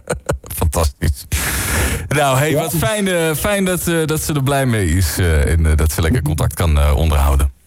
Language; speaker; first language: Dutch; native; Dutch